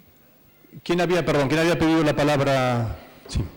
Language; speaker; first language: Spanish; native; Spanish